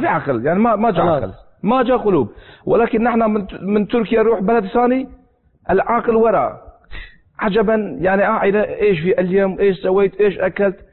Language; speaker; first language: Arabic; non-native, learner; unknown